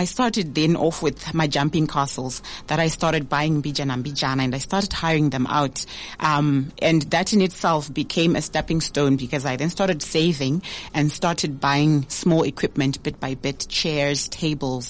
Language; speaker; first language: English; non-native, local second language; Shona